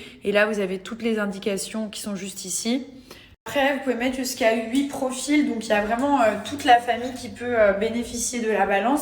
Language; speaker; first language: French; native; French